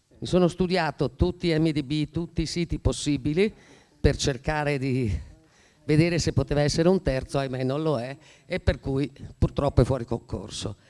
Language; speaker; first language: Italian; native; Italian